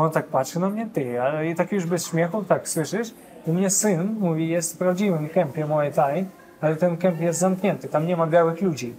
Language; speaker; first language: Polish; non-native, fluent; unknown